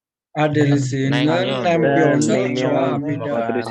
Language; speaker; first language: Korean; non-native, learner; Indonesian